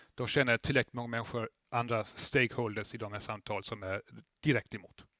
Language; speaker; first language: Swedish; non-native, fluent; German